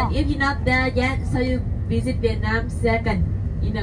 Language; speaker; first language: English; non-native, learner; Vietnamese